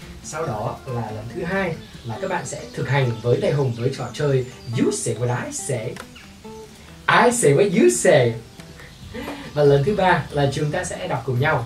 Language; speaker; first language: Vietnamese; native; Vietnamese